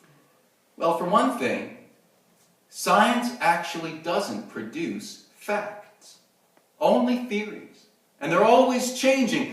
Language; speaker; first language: English; native; English